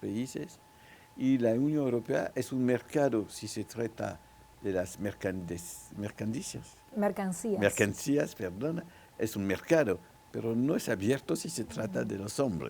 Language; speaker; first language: Spanish; non-native, local second language; French